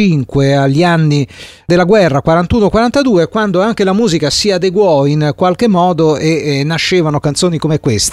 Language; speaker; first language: Italian; native; Italian